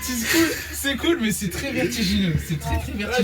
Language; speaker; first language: French; native; French